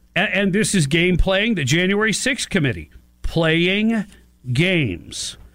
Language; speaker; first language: English; native; English